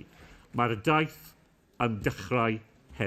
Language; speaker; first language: Welsh; non-native, local second language; English